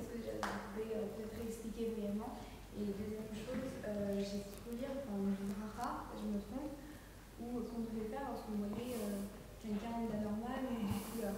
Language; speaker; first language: French; native; French